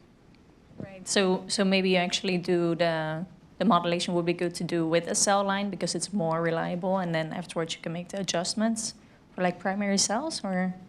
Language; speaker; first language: English; non-native, fluent; Dutch